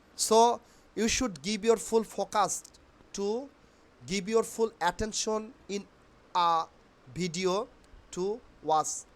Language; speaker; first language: English; non-native, local second language; Bangla